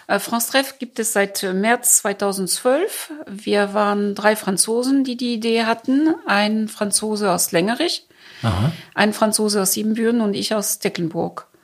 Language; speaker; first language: German; non-native, fluent; French